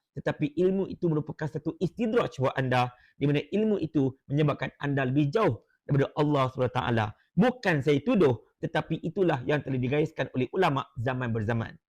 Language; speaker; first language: Malay; native; Malay